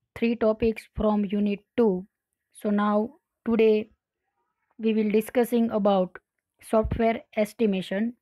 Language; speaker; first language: English; non-native, local second language; Gujarati